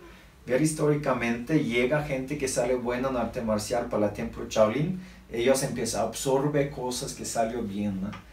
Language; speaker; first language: Spanish; non-native, learner; Norwegian